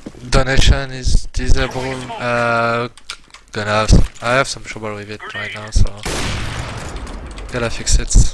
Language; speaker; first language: English; non-native, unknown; French